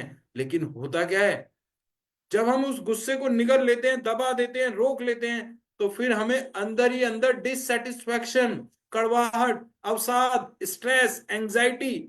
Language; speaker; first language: Hindi; native; Hindi